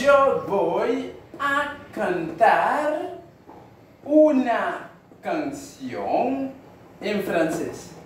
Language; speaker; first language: Spanish; non-native, learner; Haitian Creole